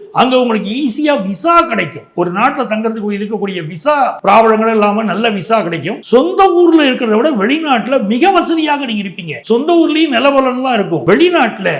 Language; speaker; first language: Tamil; native; Tamil